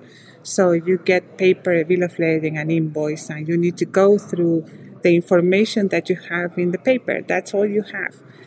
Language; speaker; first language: English; non-native, fluent; Spanish